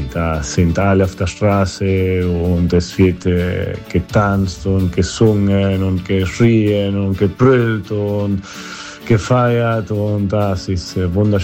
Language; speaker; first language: German; non-native, fluent; Spanish